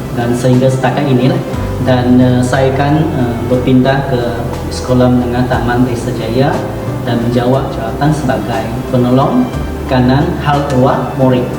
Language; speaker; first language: Malay; non-native, local second language; Chinese